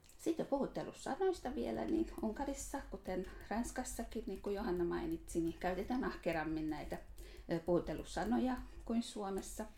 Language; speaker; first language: Finnish; non-native, fluent; Hungarian